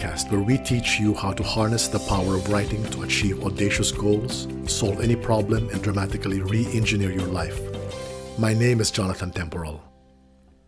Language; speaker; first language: English; non-native, local second language; Filipino